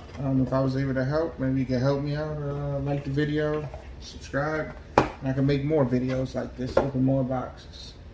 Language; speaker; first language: English; native; English